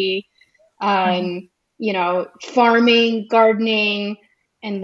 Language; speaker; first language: English; early bilingual, other home language; Pennsylvania German